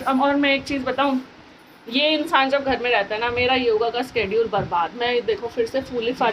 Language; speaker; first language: Hindi; native; Hindi